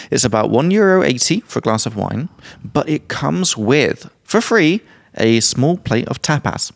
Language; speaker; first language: English; native; English